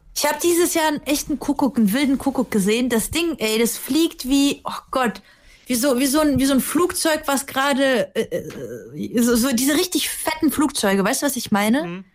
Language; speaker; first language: German; early bilingual, other home language; Russian